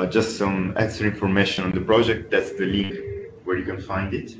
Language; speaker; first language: English; non-native, fluent; Italian